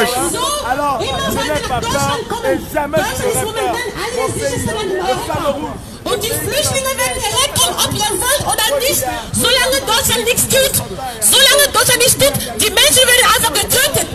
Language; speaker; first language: German; non-native, fluent; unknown